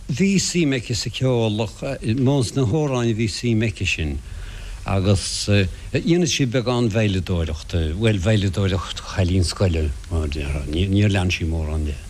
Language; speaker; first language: Irish; non-native, local second language; English